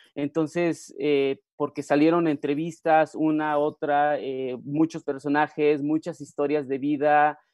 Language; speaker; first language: Spanish; non-native, local second language; Mixtepec Mixtec